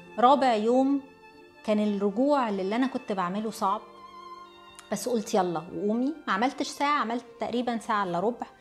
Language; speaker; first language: Arabic; early bilingual, heritage; Arabic